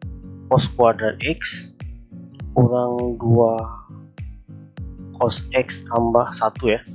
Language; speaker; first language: Indonesian; native; Indonesian